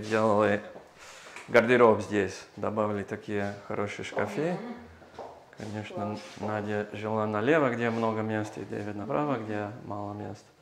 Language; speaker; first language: Russian; non-native, learner; English